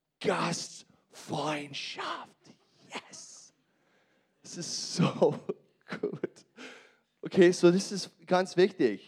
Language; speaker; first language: German; non-native, learner; English